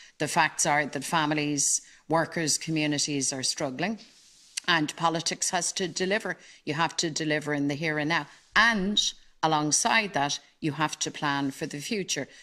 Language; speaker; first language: English; native; English